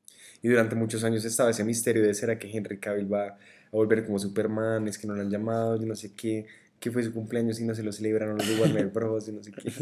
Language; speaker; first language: Spanish; native; Spanish